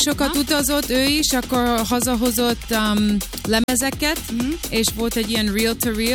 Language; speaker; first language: Hungarian; early bilingual, heritage; English